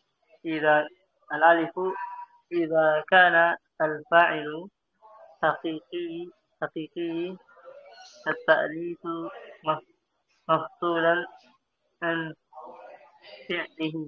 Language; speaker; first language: Arabic; non-native, learner; Indonesian